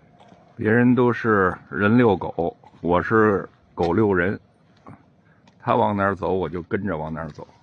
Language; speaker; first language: Chinese; native; Chinese